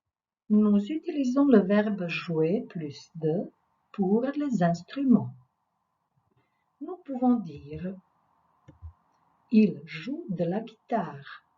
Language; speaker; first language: French; non-native, fluent; Croatian